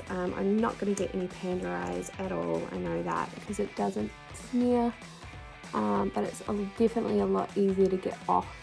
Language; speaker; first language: English; native; English